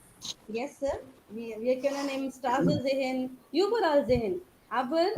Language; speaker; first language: German; non-native, learner; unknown